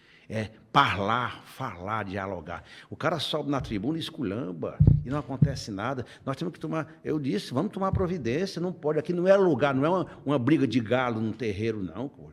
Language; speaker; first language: Portuguese; native; Portuguese